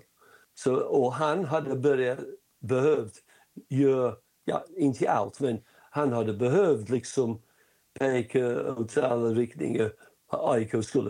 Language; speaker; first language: Swedish; non-native, fluent; English